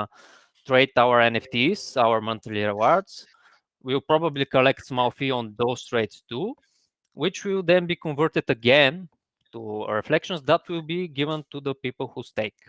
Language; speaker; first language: English; non-native, fluent; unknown